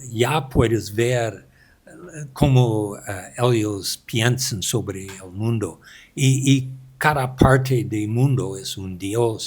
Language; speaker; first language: Spanish; non-native, learner; English